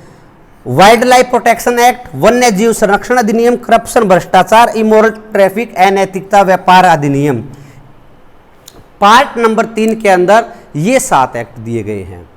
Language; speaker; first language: Hindi; native; Hindi